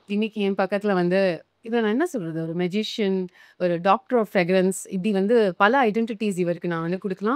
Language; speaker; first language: Tamil; native; Tamil